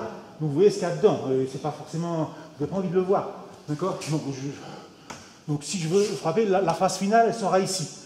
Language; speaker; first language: French; native; French